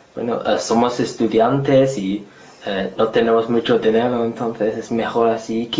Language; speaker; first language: Spanish; non-native, fluent; English